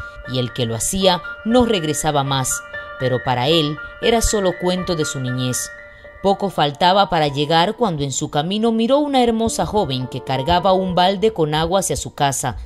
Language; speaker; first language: Spanish; native; Spanish